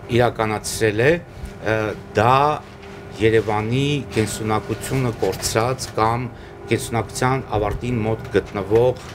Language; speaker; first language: Armenian; native; Armenian